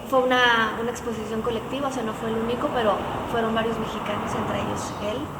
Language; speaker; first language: Spanish; native; Spanish